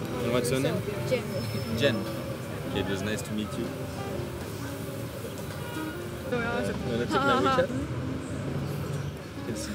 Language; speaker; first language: English; non-native, learner; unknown